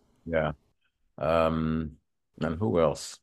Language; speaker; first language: English; native; English